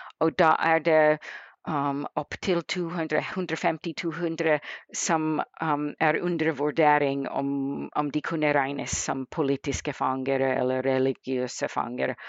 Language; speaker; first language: Norwegian; non-native, fluent; English